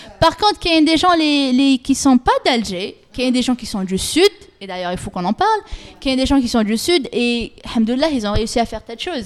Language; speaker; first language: French; non-native, local second language; Arabic